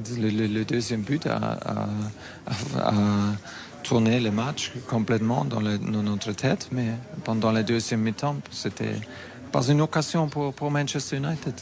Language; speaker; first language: French; non-native, fluent; German